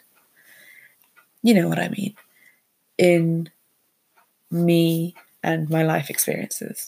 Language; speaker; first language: English; native; English